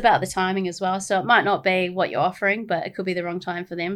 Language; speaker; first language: English; native; English